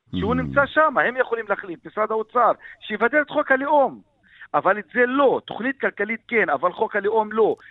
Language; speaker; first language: Hebrew; non-native, local second language; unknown